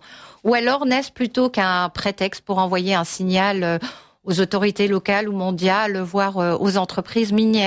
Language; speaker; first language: French; native; French